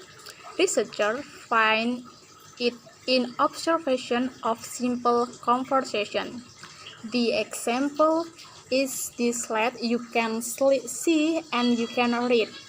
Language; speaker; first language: English; non-native, learner; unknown